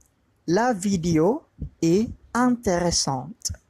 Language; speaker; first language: French; non-native, fluent; Malay